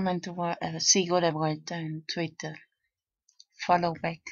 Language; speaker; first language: Spanish; non-native, fluent; German